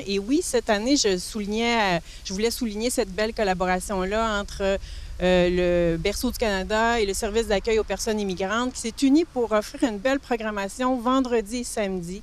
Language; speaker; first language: French; native; French